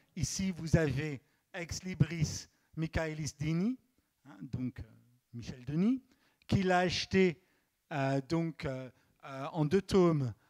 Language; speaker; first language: French; native; French